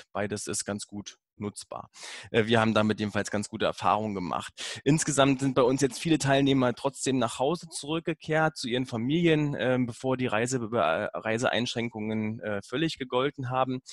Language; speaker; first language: German; native; German